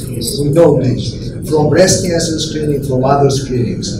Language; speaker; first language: English; non-native, fluent; Russian